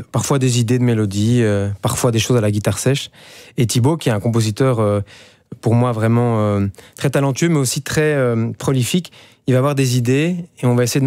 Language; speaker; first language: French; native; French